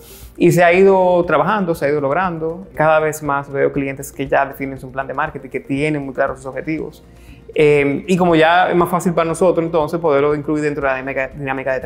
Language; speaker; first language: Spanish; native; Spanish